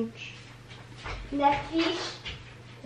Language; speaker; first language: French; native; French